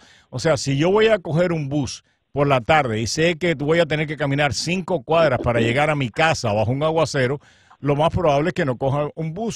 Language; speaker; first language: Spanish; native; Spanish